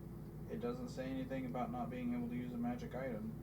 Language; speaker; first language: English; native; English